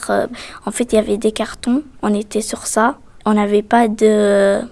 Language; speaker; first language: French; non-native, fluent; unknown